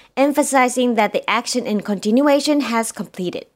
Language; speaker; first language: English; non-native, fluent; Japanese